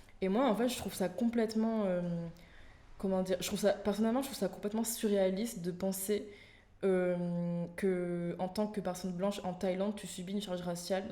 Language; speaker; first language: French; native; French